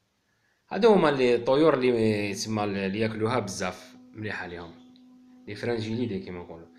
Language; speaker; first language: Arabic; native; Arabic